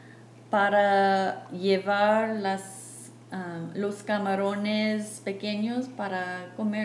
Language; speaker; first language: Spanish; non-native, fluent; English